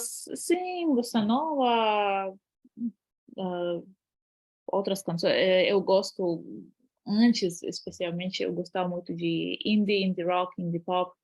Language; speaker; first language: Portuguese; non-native, fluent; Ukrainian